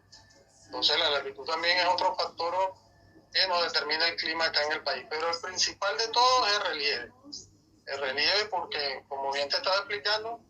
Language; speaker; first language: Spanish; native; Spanish